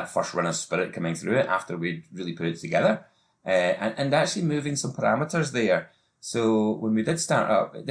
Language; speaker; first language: English; native; English